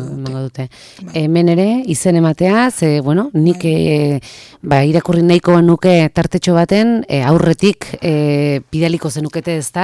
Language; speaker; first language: Basque; native; Basque